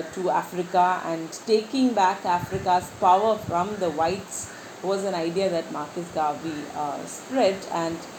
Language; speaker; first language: English; non-native, local second language; Malayalam